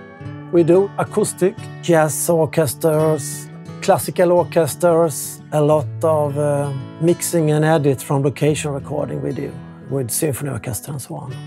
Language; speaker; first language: English; non-native, fluent; Swedish